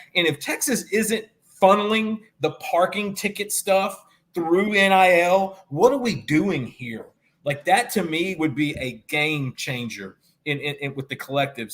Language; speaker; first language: English; native; English